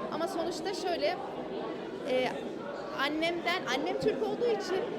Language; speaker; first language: Turkish; early bilingual, other home language; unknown